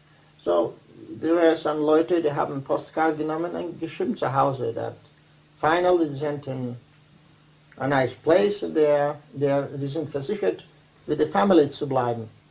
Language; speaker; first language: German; non-native, fluent; Dutch